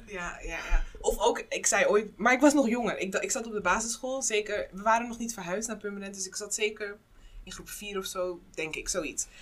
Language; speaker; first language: Dutch; early bilingual, other home language; Kinyarwanda